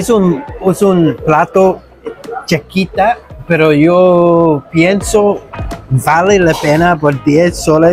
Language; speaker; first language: Spanish; non-native, learner; English